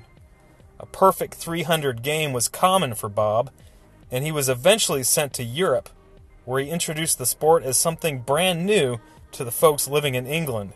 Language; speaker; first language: English; native; English